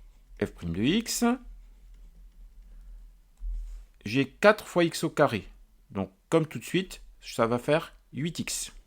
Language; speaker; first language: French; native; French